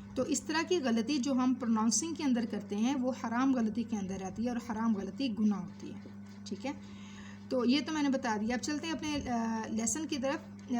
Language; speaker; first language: Urdu; native; Urdu